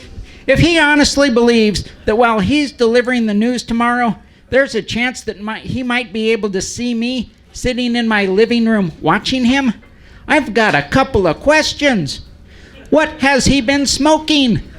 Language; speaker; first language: English; native; English